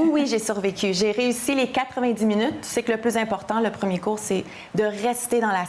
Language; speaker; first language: French; native; French